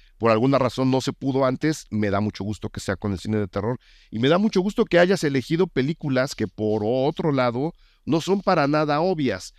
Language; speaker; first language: Spanish; native; Spanish